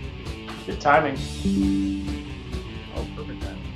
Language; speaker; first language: English; native; English